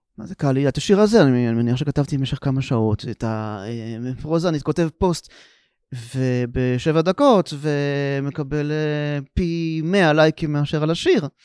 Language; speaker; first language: Hebrew; native; Hebrew